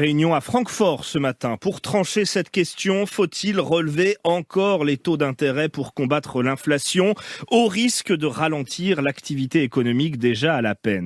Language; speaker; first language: French; native; French